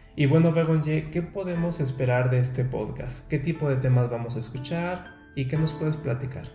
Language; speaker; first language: Spanish; native; Spanish